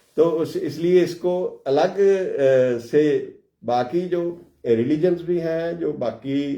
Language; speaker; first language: Hindi; non-native, local second language; Punjabi